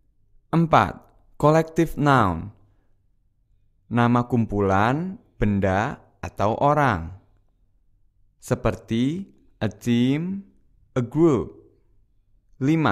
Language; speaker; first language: Indonesian; native; Indonesian